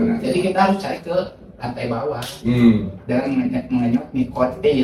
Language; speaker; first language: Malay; non-native, local second language; Sundanese